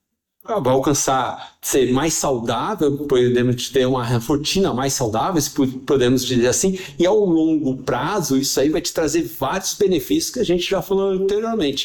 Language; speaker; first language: Portuguese; native; Portuguese